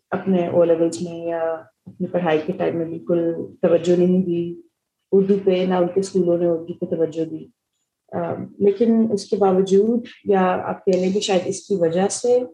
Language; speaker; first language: Urdu; native; Urdu